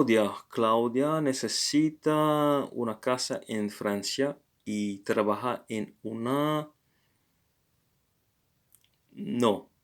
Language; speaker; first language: Spanish; non-native, learner; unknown